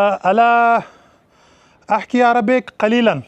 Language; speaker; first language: Arabic; non-native, learner; Urdu